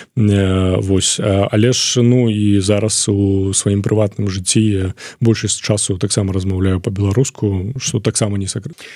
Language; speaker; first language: Belarusian; non-native, local second language; Russian